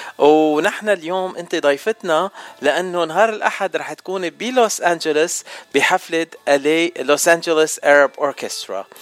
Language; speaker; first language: Arabic; native; Arabic